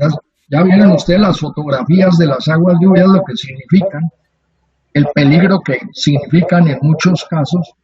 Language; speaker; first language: Spanish; native; Spanish